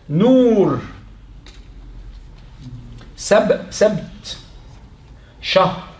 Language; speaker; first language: Arabic; non-native, learner; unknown